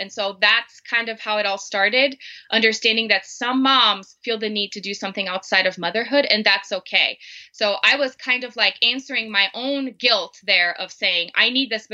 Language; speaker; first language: English; non-native, fluent; Portuguese